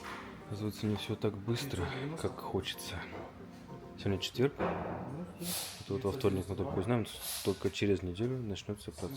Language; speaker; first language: Russian; native; Russian